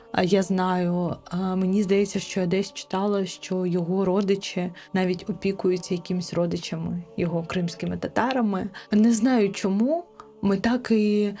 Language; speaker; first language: Ukrainian; non-native, local second language; Crimean Tatar